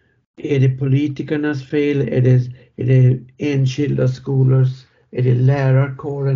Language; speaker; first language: Swedish; non-native, fluent; English